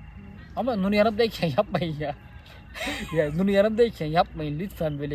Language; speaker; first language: Turkish; native; Turkish